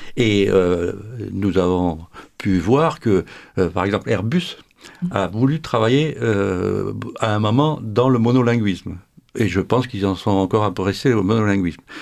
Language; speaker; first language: French; native; French